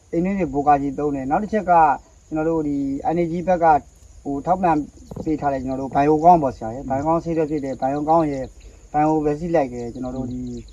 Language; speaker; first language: Burmese; native; Burmese